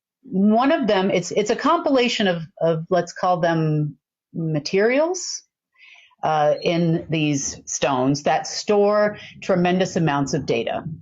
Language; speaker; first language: English; native; English